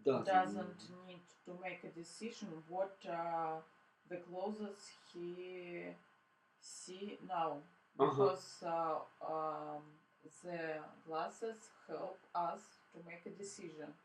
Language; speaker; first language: English; non-native, learner; Russian